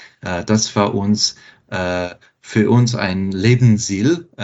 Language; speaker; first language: German; non-native, fluent; English